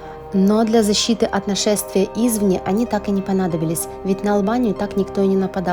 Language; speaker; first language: Russian; native; Russian